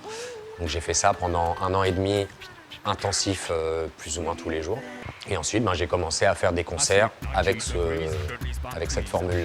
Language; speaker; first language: French; native; French